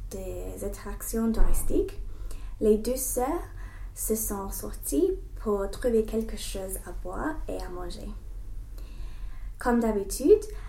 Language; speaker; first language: French; non-native, learner; English